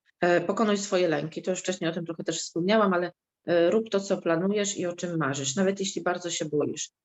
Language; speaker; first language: Polish; native; Polish